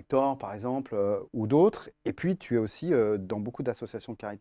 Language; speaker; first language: French; native; French